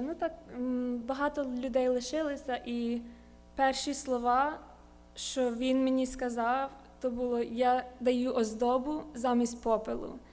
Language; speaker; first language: Ukrainian; early bilingual, heritage; Ukrainian